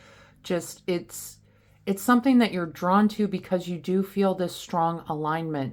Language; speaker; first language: English; native; English